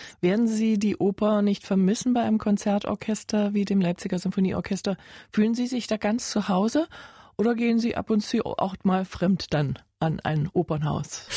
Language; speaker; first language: German; native; German